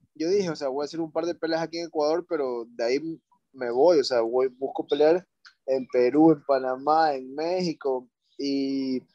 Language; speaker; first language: Spanish; native; Spanish